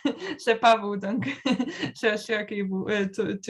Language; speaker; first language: French; non-native, learner; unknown